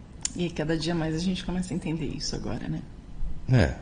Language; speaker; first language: Portuguese; native; Portuguese